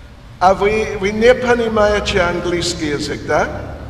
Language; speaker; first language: Russian; non-native, learner; English